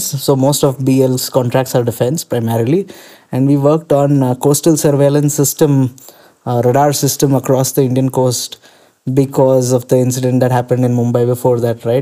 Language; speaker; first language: English; non-native, local second language; Kannada